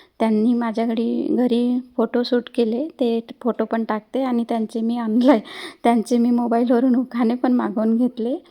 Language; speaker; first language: Marathi; non-native, local second language; Hindi